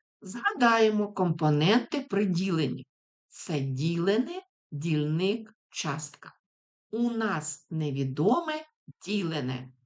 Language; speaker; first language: Ukrainian; native; Ukrainian